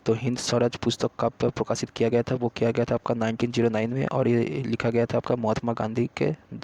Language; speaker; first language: Hindi; native; Hindi